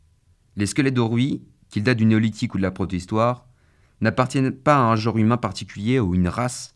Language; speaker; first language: French; native; French